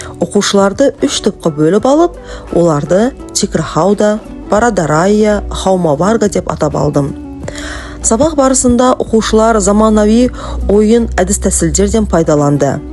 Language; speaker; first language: Kazakh; non-native, local second language; Uzbek